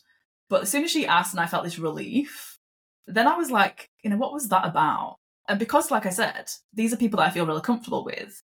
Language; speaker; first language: English; native; English